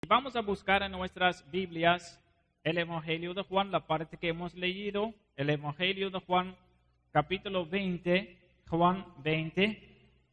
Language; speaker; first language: Spanish; non-native, fluent; Dutch